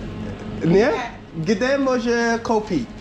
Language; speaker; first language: Polish; non-native, learner; English